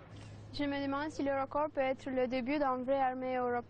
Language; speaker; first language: French; non-native, fluent; Romanian